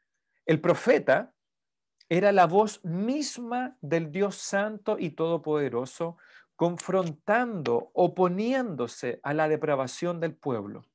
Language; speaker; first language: Spanish; native; Spanish